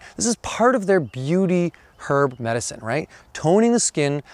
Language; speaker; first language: English; native; English